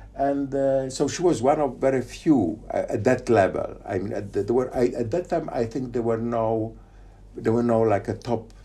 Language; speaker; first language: English; non-native, fluent; Polish